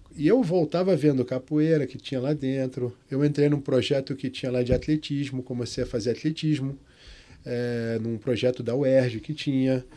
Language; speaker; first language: Portuguese; non-native, fluent; Arabic